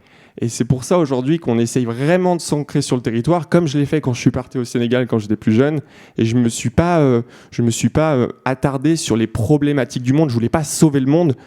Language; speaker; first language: French; native; French